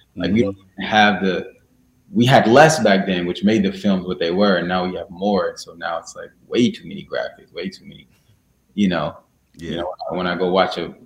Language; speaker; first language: English; native; English